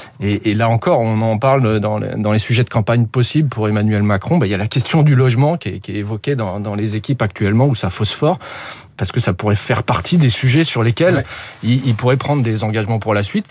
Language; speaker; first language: French; native; French